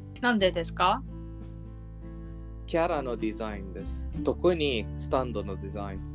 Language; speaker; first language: Japanese; non-native, learner; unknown